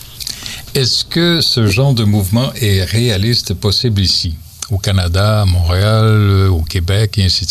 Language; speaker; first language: French; native; French